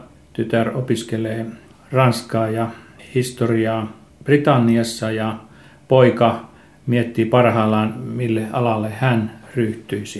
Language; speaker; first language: Finnish; native; Finnish